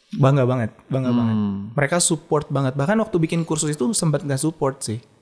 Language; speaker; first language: Indonesian; native; Indonesian